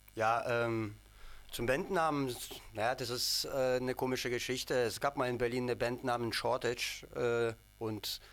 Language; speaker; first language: German; non-native, fluent; Ukrainian